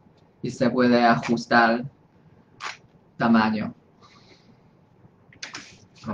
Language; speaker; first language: Spanish; non-native, fluent; Chinese